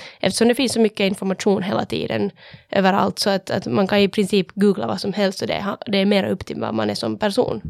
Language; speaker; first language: Swedish; native; Swedish